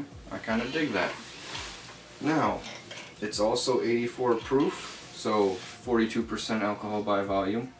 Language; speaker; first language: English; native; English